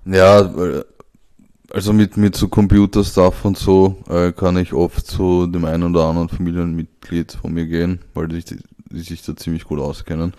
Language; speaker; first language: German; native; German